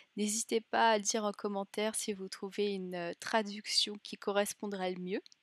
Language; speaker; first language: French; native; French